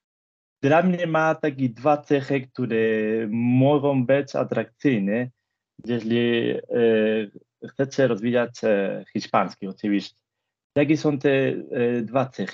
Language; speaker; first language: Polish; non-native, fluent; Spanish